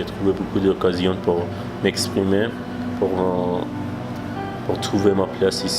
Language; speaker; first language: French; non-native, fluent; Persian